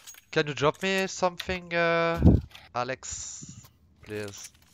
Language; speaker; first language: English; non-native, fluent; French